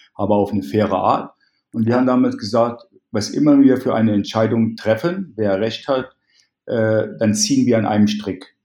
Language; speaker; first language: German; native; German